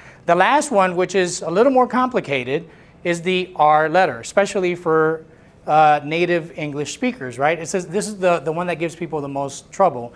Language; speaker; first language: English; non-native, local second language; Spanish